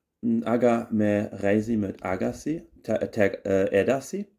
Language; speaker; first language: Estonian; non-native, learner; German